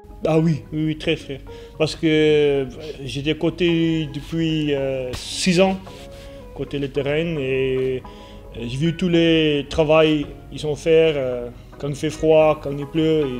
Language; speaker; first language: French; non-native, learner; Afrikaans